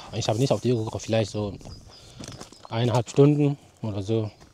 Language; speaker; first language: German; non-native, fluent; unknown